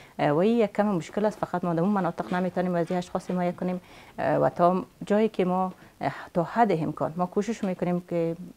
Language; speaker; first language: Persian; native; Persian